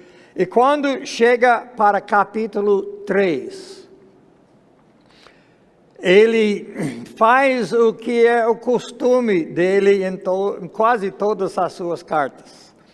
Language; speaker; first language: Portuguese; non-native, fluent; English